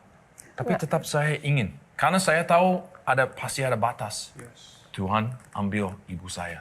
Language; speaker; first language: Indonesian; non-native, learner; English